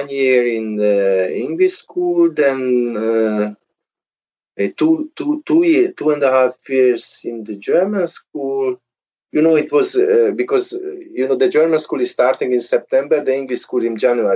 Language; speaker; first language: English; early bilingual, other home language; Hungarian